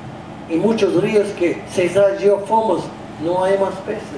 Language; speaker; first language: Spanish; non-native, fluent; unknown